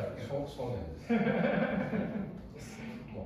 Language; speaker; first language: Japanese; non-native, fluent; Portuguese